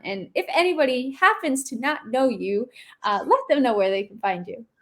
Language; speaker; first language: English; native; English